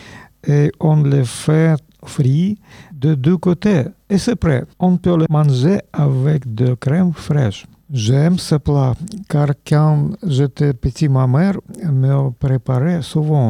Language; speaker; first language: French; non-native, learner; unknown